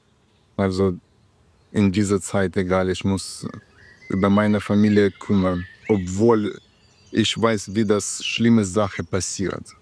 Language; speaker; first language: German; non-native, learner; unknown